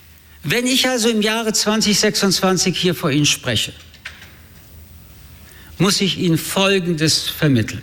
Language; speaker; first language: German; early bilingual, other home language; French